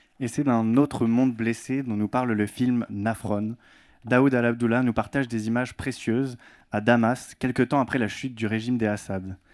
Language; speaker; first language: French; native; French